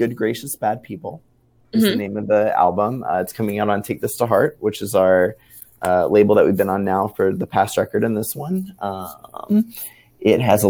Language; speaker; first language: English; native; English